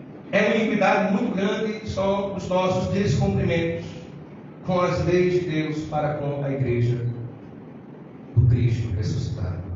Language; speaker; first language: Portuguese; native; Portuguese